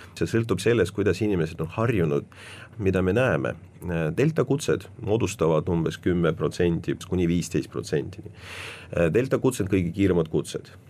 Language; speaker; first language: Estonian; non-native, local second language; Russian